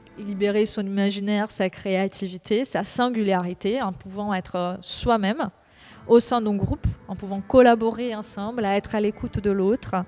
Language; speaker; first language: French; non-native, fluent; Portuguese